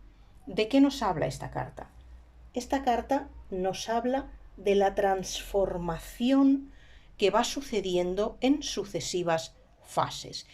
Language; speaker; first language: Spanish; native; Spanish